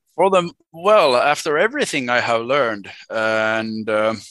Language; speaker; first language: English; non-native, fluent; Swedish